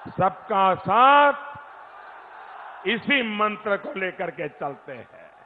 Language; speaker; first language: Hindi; non-native, local second language; Gujarati